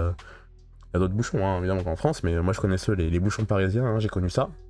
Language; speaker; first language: French; native; French